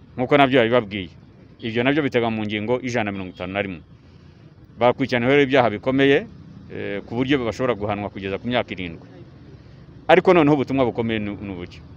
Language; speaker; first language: Kinyarwanda; native; Kinyarwanda